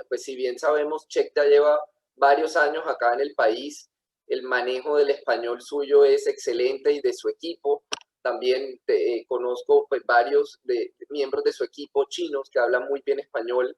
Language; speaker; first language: Spanish; native; Spanish